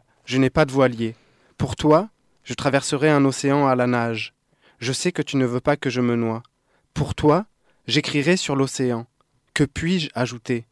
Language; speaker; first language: French; native; French